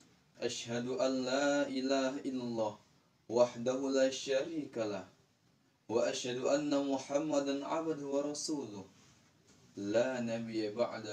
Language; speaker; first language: Arabic; non-native, learner; Indonesian